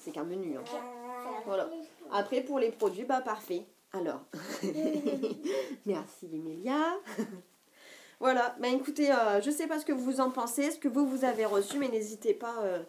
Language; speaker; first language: French; native; French